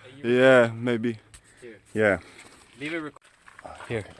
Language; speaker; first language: English; non-native, learner; Polish